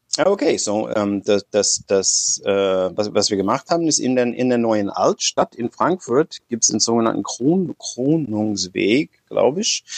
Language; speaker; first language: German; non-native, fluent; English